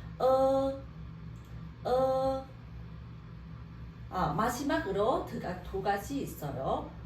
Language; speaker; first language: Korean; non-native, learner; Vietnamese